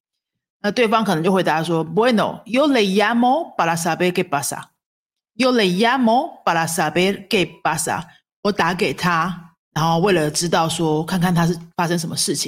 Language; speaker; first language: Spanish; non-native, fluent; Chinese